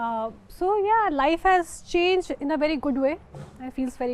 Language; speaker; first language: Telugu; non-native, local second language; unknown